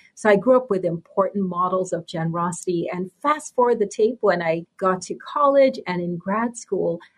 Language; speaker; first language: English; native; English